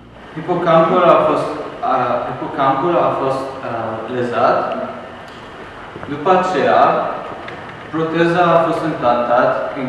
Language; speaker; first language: Romanian; non-native, learner; Arabic